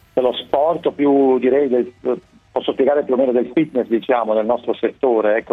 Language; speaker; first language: Italian; early bilingual, other home language; German